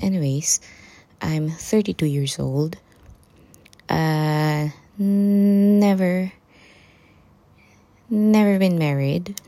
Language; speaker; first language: English; non-native, local second language; Cebuano